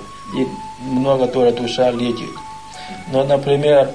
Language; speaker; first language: Russian; non-native, learner; Chinese